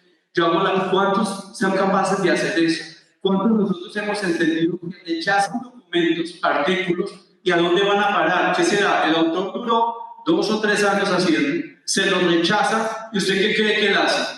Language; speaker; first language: Spanish; native; Spanish